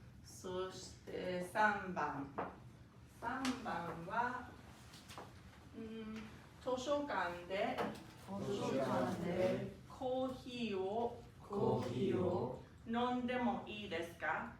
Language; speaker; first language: Japanese; non-native, fluent; English